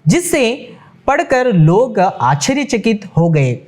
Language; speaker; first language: Hindi; non-native, local second language; Telugu